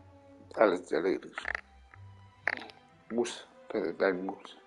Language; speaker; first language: German; non-native, learner; Vietnamese